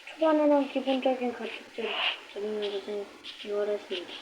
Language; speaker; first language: Korean; native; Korean